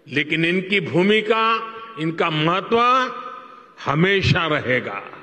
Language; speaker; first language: Hindi; non-native, local second language; Gujarati